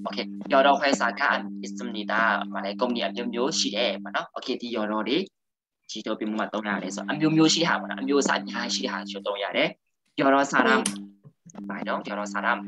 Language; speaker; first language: Korean; non-native, fluent; Burmese